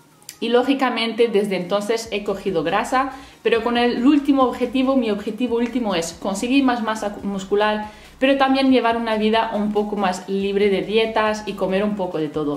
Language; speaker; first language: Spanish; native; Spanish